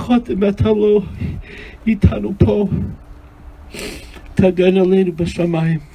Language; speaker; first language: Hebrew; non-native, fluent; English